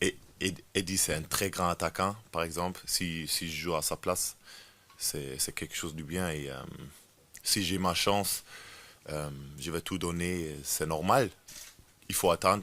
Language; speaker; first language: French; non-native, fluent; German